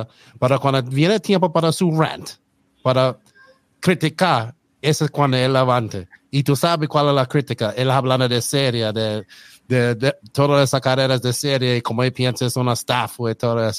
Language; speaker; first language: Spanish; non-native, learner; English